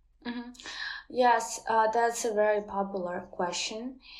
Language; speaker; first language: English; non-native, fluent; Ukrainian